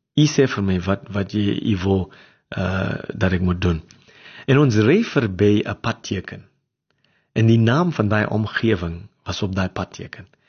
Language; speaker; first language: Afrikaans; non-native, local second language; English